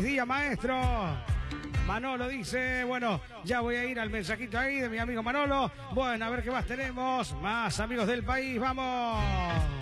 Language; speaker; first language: Spanish; native; Spanish